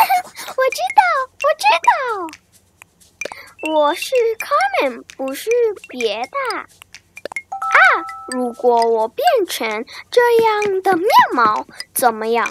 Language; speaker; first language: Chinese; early bilingual, heritage; Chinese